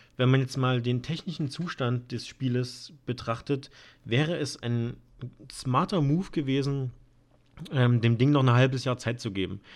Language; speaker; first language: German; native; German